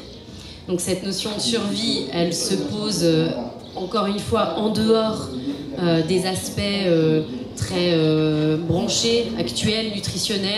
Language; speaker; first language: French; native; French